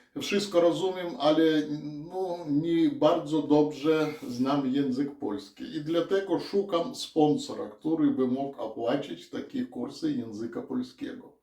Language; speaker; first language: Polish; non-native, learner; Russian